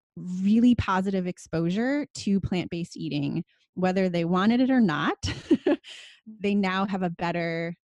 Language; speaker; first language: English; native; English